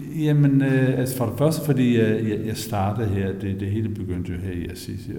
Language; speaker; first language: Danish; native; Danish